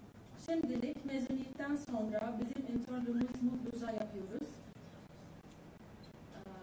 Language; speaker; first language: Turkish; non-native, learner; Arabic